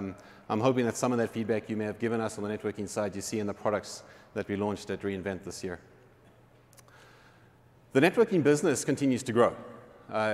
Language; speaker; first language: English; native; English